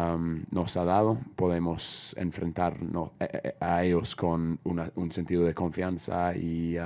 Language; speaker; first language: Spanish; non-native, fluent; English